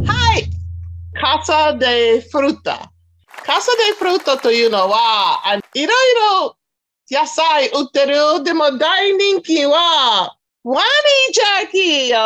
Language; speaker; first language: Japanese; non-native, learner; Chinese